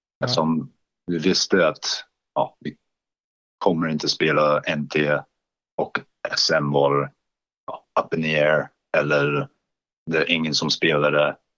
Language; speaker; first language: Swedish; non-native, fluent; English